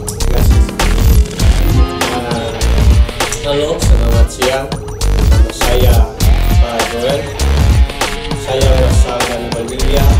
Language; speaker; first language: Indonesian; non-native, learner; Spanish